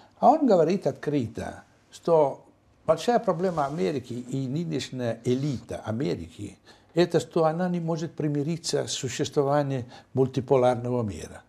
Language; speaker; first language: Russian; non-native, fluent; Italian